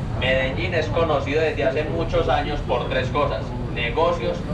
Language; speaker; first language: Spanish; non-native, learner; Turkish